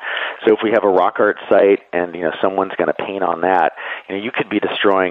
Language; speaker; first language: English; native; English